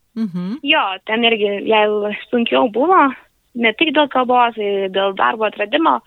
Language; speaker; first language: Lithuanian; non-native, fluent; Spanish